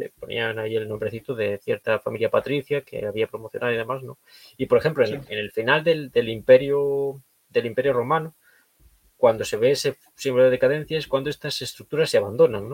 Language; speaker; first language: Spanish; native; Spanish